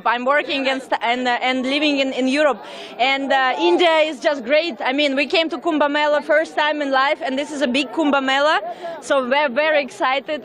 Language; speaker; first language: English; non-native, learner; Russian